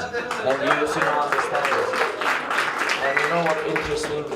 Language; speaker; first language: English; non-native, learner; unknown